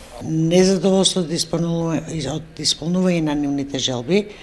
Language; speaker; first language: Macedonian; native; Macedonian